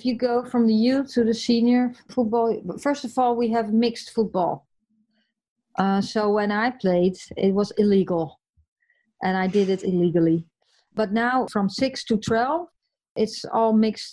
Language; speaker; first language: English; non-native, fluent; Dutch